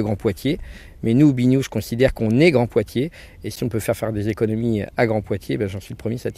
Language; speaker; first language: French; native; French